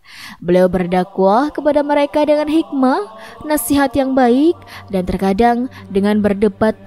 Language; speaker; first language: Indonesian; native; Indonesian